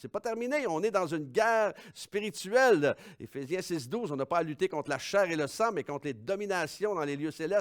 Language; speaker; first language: French; native; French